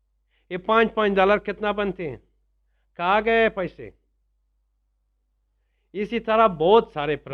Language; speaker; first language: Hindi; non-native, learner; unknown